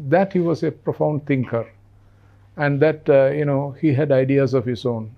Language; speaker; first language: English; non-native, local second language; Malayalam